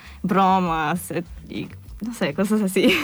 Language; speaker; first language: Spanish; non-native, fluent; English